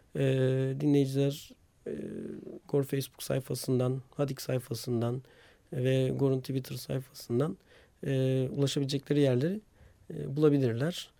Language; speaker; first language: Turkish; non-native, local second language; Armenian